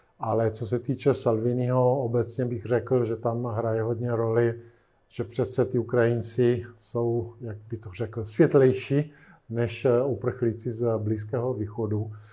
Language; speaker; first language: Czech; non-native, fluent; Italian